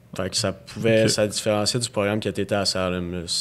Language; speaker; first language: French; native; French